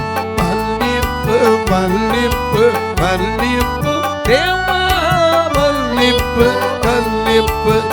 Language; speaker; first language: Tamil; native; Tamil